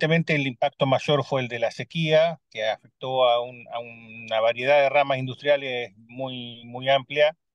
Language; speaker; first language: Spanish; native; Spanish